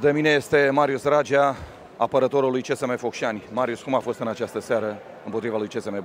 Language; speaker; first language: Romanian; native; Romanian